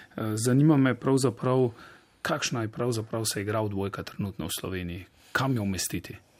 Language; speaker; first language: Slovenian; native; Slovenian